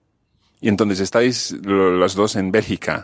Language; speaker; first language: Spanish; non-native, fluent; English